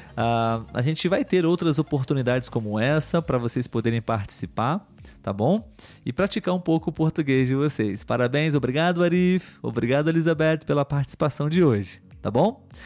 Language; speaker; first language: Portuguese; native; Portuguese